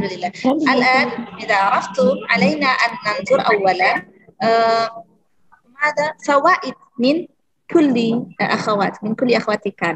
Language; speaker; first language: Arabic; non-native, fluent; Indonesian